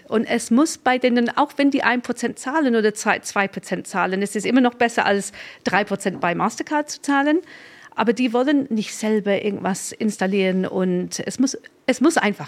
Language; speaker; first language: German; non-native, fluent; English